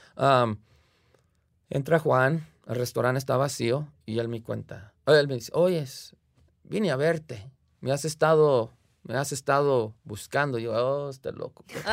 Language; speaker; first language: Spanish; early bilingual, heritage; Spanish